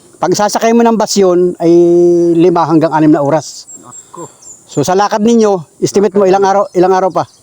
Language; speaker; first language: Filipino; native; Filipino